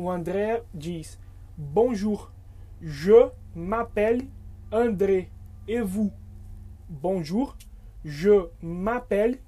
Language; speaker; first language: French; non-native, fluent; Portuguese